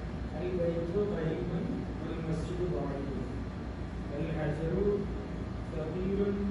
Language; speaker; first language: Arabic; non-native, learner; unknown